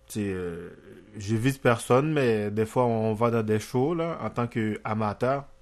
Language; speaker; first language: French; non-native, local second language; Haitian Creole